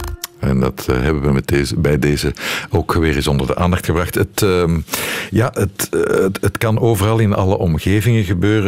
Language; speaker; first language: Dutch; native; Dutch